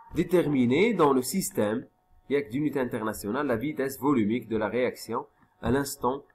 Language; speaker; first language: French; non-native, local second language; Arabic